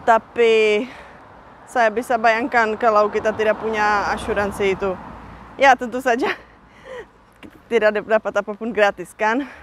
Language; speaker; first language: Indonesian; non-native, fluent; Czech